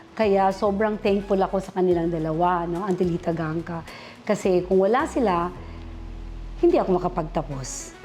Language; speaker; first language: Filipino; non-native, local second language; Cebuano